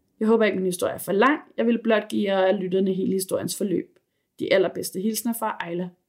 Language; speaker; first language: Danish; native; Danish